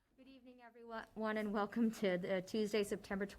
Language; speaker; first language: English; native; English